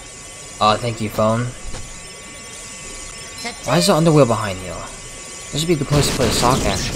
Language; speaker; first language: English; native; English